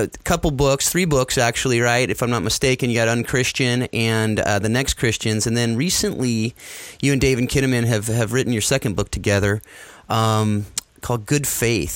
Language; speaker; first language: English; native; English